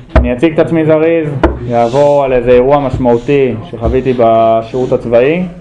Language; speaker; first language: Hebrew; early bilingual, other home language; English